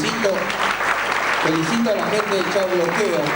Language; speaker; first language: Spanish; native; Spanish